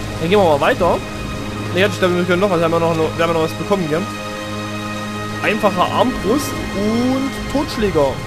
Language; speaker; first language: German; native; German